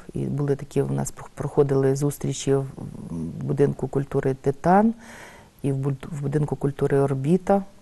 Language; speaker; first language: Ukrainian; native; Ukrainian